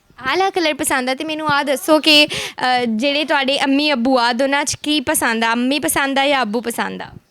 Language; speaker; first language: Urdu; native; Urdu